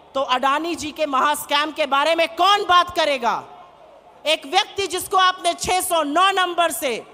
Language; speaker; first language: Hindi; native; Hindi